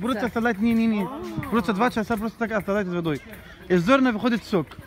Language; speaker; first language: Russian; non-native, fluent; Arabic